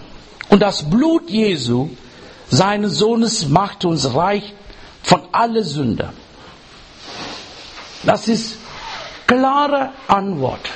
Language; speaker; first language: German; non-native, learner; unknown